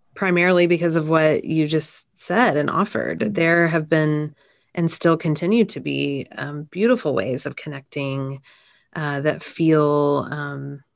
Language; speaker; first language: English; native; English